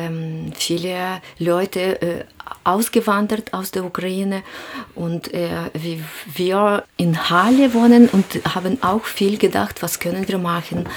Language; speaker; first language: German; non-native, learner; Ukrainian